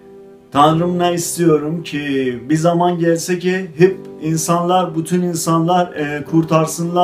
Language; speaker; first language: Turkish; non-native, fluent; Azerbaijani